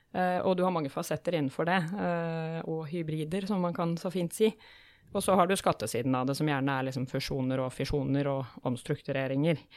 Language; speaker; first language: Norwegian; native; Norwegian